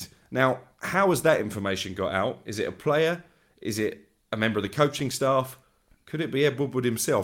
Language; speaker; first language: English; native; English